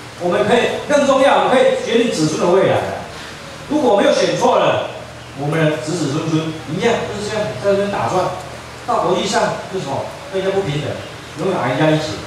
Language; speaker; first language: Chinese; native; Chinese